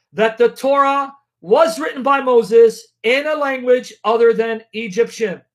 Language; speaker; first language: English; native; English